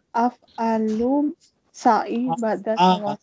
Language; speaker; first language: Arabic; non-native, learner; Malay